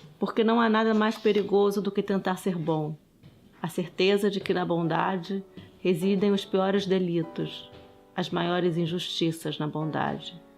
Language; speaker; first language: Portuguese; early bilingual, other home language; Spanish